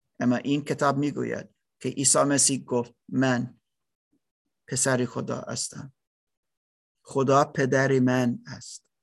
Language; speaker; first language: Persian; non-native, learner; German